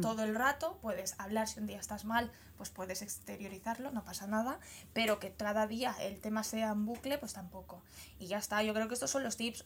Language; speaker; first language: Spanish; native; Spanish